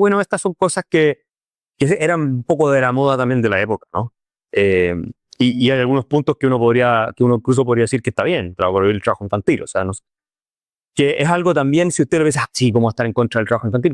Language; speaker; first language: Spanish; native; Spanish